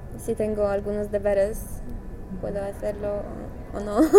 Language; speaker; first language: Spanish; non-native, learner; Polish